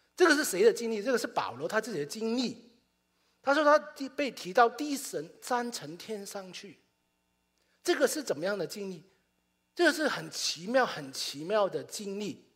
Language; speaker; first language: Chinese; non-native, local second language; Cantonese